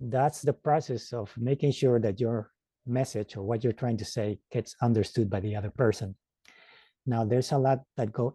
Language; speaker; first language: English; non-native, fluent; Spanish